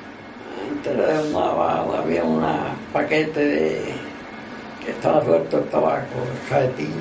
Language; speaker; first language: Spanish; native; Spanish